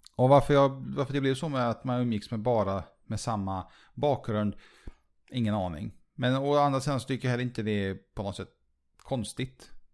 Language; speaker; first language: Swedish; early bilingual, other home language; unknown